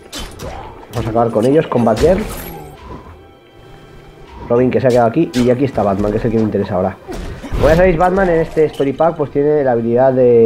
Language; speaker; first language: Spanish; native; Spanish